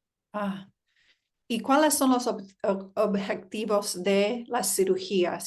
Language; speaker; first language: Spanish; early bilingual, heritage; Spanish